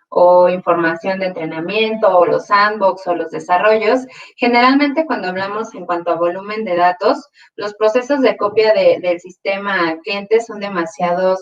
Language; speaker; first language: Spanish; native; Spanish